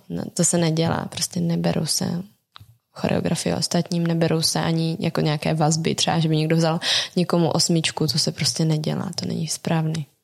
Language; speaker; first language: Czech; native; Czech